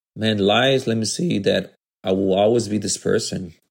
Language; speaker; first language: English; early bilingual, other home language; Spanish